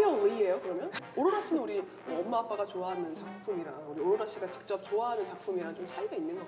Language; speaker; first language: Korean; native; Korean